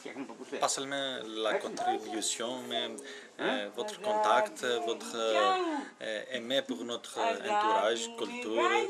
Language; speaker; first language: French; non-native, learner; Greek